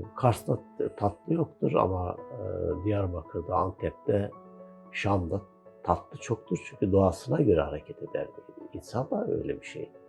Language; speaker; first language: Turkish; native; Turkish